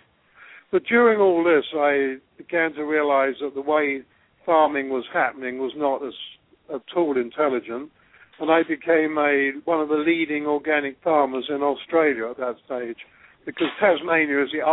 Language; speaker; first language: English; native; English